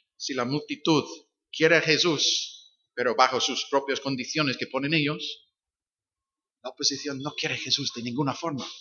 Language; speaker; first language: Spanish; non-native, fluent; English